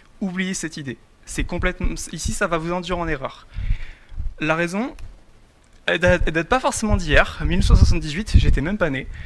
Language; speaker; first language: French; native; French